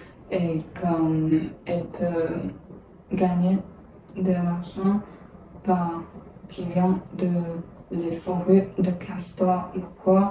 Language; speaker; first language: French; non-native, learner; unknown